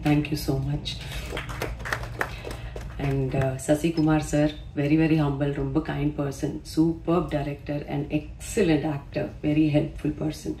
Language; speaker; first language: Tamil; non-native, fluent; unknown